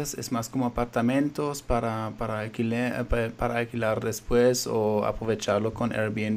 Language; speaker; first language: Spanish; non-native, fluent; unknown